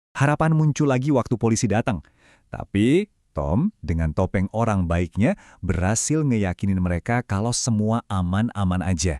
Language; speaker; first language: Indonesian; native; Indonesian